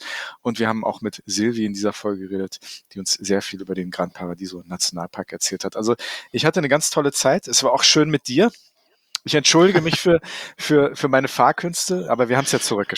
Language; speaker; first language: German; native; German